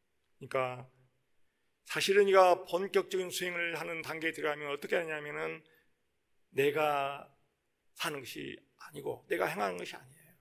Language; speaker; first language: Korean; native; Korean